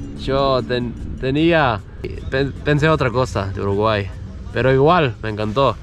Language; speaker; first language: Spanish; non-native, fluent; Estonian